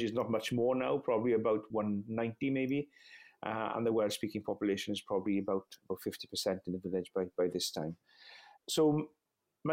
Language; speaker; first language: English; non-native, local second language; Welsh